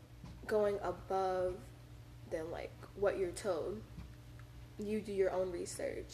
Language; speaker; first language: English; native; English